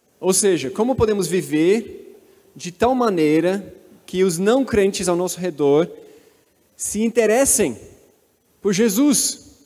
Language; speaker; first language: Portuguese; non-native, fluent; English